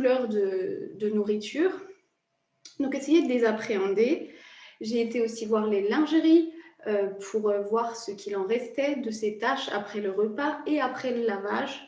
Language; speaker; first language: French; native; French